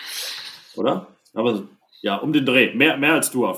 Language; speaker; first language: German; native; German